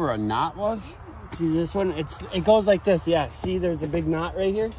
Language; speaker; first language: English; native; English